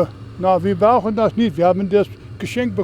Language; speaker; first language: German; non-native, learner; Dutch